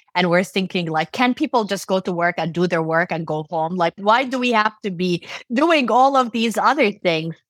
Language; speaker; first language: English; non-native, fluent; Arabic